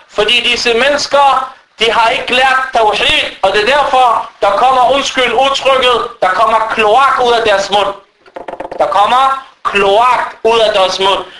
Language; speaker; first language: Danish; non-native, fluent; Arabic